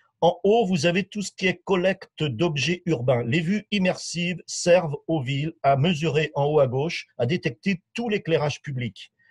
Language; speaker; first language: French; native; French